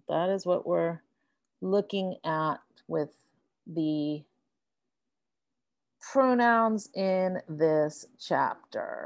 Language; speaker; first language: English; native; English